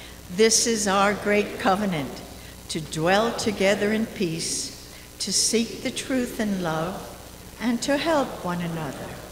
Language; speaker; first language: English; native; English